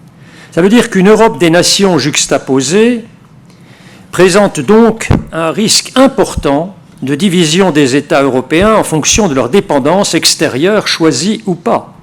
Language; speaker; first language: French; native; French